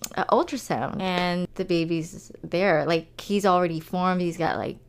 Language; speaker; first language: English; non-native, local second language; Filipino